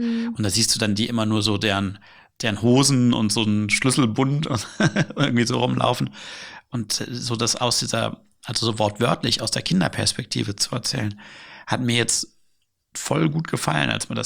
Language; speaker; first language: German; native; German